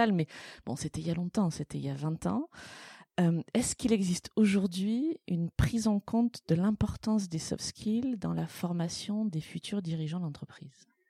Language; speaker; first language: French; non-native, fluent; Dutch